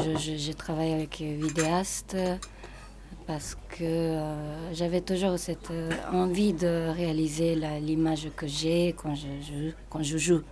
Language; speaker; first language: French; non-native, fluent; Japanese